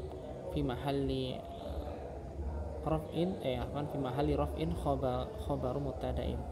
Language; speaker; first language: Arabic; non-native, fluent; Indonesian